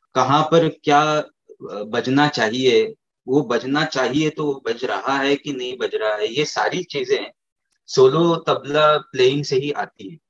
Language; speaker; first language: Hindi; native; Hindi